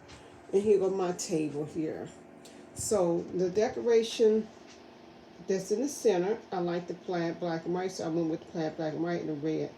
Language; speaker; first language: English; native; English